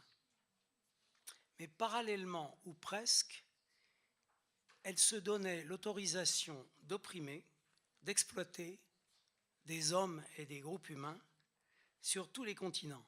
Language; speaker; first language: French; native; French